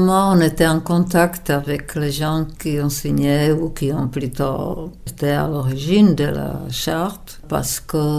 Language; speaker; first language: French; non-native, fluent; Czech